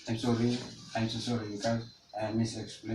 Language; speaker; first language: English; non-native, learner; Indonesian